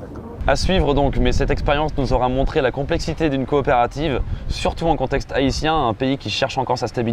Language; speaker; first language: French; native; French